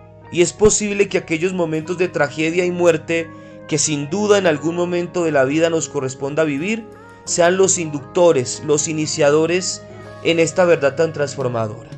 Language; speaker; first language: Spanish; native; Spanish